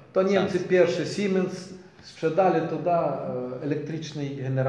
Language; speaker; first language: Polish; non-native, learner; Ukrainian